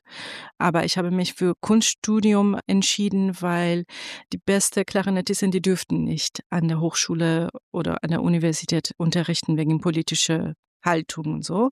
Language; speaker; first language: German; non-native, fluent; Persian